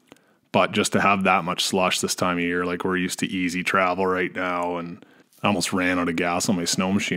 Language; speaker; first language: English; native; English